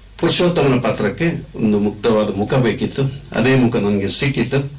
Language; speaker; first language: Kannada; non-native, local second language; Tulu